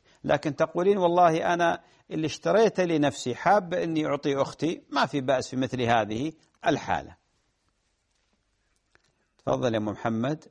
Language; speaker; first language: Arabic; native; Arabic